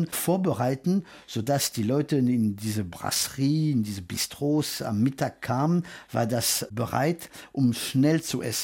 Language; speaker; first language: German; non-native, fluent; French